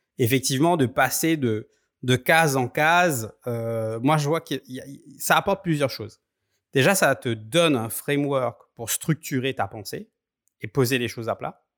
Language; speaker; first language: French; native; French